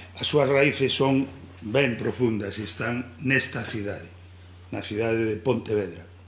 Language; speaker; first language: Galician; native; Galician